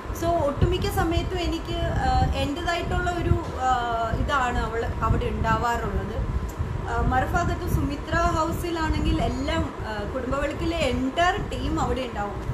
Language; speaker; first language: Malayalam; early bilingual, heritage; Malayalam